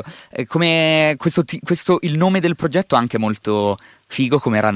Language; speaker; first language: Italian; native; Italian